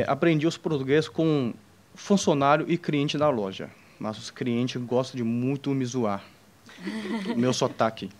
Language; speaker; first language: Portuguese; non-native, fluent; Chinese